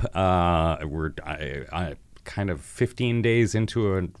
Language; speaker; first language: English; native; English